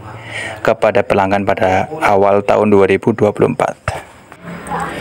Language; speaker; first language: Indonesian; native; Indonesian